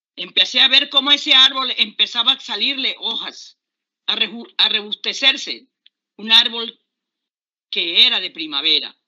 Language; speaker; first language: Spanish; native; Spanish